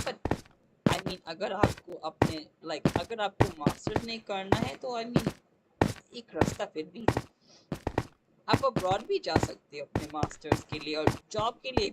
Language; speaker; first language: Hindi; non-native, local second language; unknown